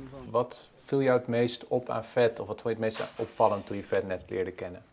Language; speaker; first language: Dutch; native; Dutch